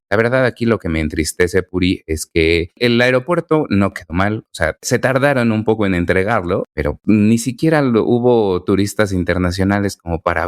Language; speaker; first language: Spanish; native; Spanish